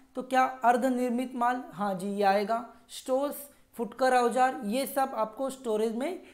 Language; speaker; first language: Hindi; non-native, local second language; Marathi